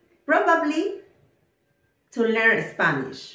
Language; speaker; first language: English; non-native, fluent; Spanish